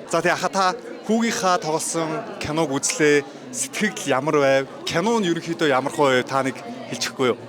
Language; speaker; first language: Mongolian; native; Mongolian